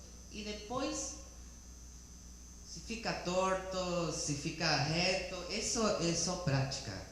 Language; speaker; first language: Portuguese; non-native, learner; Spanish